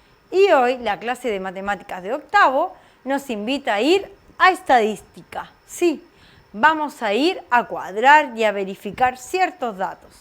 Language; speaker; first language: Spanish; native; Spanish